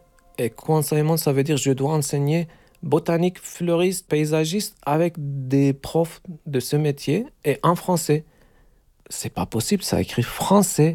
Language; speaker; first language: French; non-native, learner; Turkish